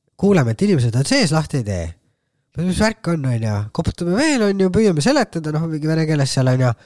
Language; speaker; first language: Estonian; native; Estonian